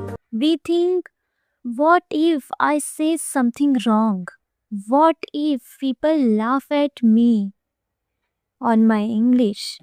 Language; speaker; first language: English; non-native, fluent; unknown